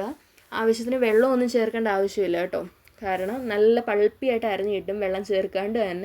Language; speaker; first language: Malayalam; native; Malayalam